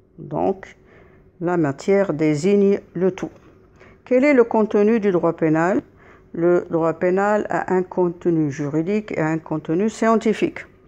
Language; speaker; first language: French; non-native, local second language; Arabic